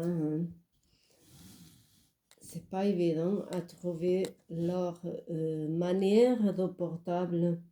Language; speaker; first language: French; non-native, fluent; Portuguese